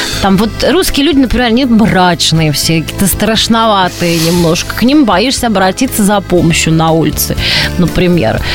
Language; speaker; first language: Russian; native; Russian